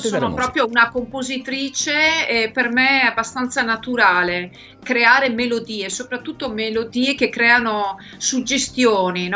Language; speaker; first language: Italian; native; Italian